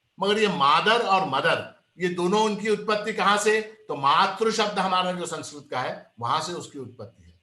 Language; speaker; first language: Hindi; non-native, local second language; Kannada